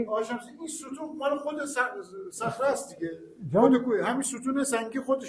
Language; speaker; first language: Persian; native; Persian